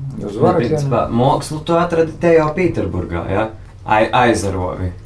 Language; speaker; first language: Latvian; native; Latvian